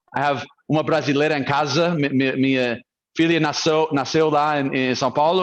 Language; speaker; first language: Portuguese; non-native, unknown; English